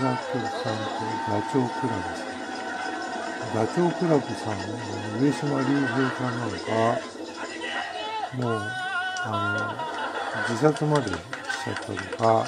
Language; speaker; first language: Japanese; native; Japanese